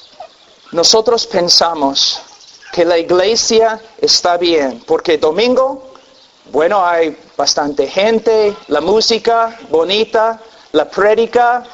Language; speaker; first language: Spanish; non-native, fluent; English